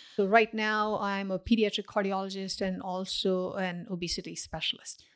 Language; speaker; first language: English; non-native, local second language; Tamil